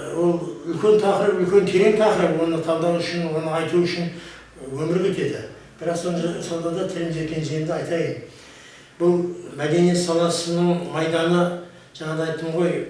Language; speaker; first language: Kazakh; native; Kazakh